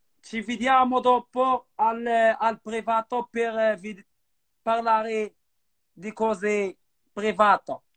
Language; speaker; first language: Italian; non-native, learner; Arabic